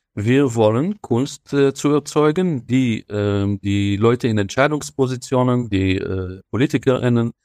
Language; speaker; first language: German; non-native, fluent; Hebrew